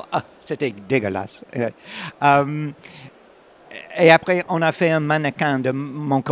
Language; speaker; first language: French; non-native, learner; English